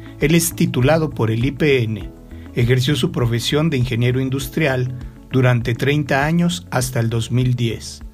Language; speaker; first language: Spanish; native; Spanish